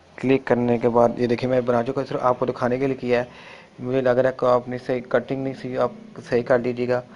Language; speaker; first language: Urdu; non-native, local second language; Punjabi